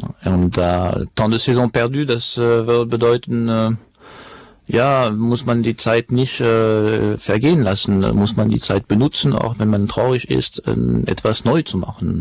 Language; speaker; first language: German; non-native, fluent; French